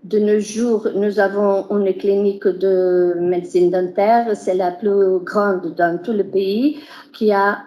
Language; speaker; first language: French; non-native, fluent; Portuguese